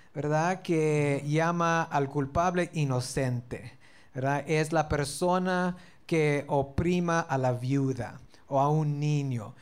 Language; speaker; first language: Spanish; early bilingual, heritage; Spanish